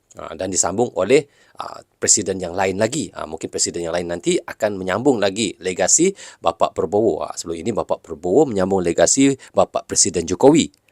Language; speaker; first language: Malay; native; Malay